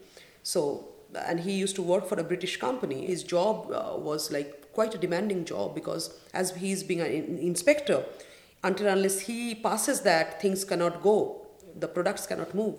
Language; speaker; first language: English; non-native, local second language; Bangla